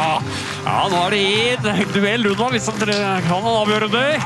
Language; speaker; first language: Norwegian; native; Norwegian